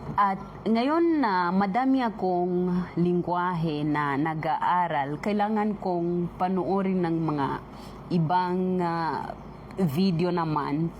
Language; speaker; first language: Filipino; non-native, fluent; Swahili